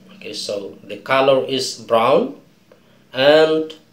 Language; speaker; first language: English; non-native, fluent; Indonesian